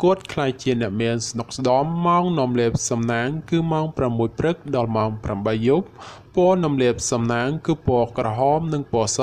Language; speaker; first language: Khmer; native; Khmer